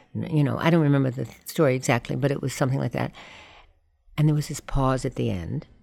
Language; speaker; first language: English; native; English